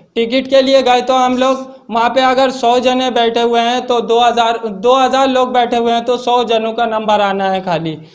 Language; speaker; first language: Hindi; native; Hindi